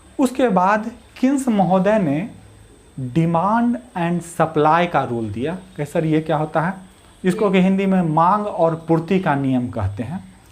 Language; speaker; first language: Hindi; native; Hindi